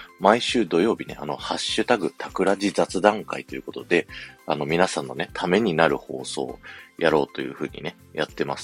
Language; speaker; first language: Japanese; native; Japanese